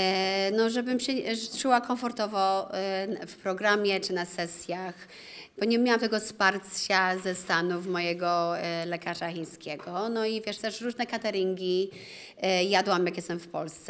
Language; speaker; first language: Polish; early bilingual, other home language; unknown